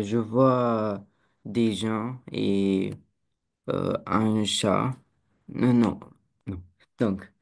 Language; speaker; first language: French; non-native, learner; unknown